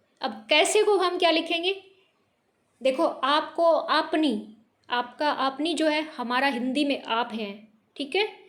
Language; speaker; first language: Hindi; native; Hindi